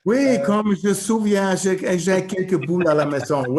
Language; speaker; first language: French; non-native, learner; German